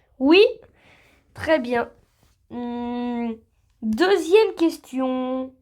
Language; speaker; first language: French; native; French